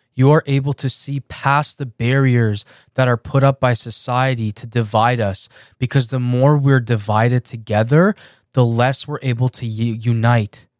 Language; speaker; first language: English; early bilingual, other home language; Persian